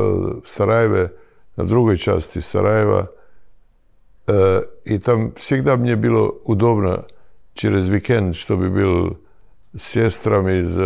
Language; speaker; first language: Russian; non-native, learner; Serbian